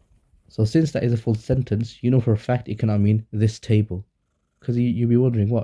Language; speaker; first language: English; native; English